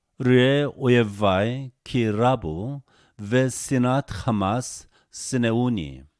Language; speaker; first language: Hebrew; non-native, fluent; Korean